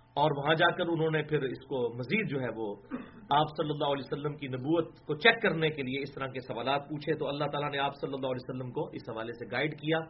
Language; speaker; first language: Urdu; non-native, local second language; Punjabi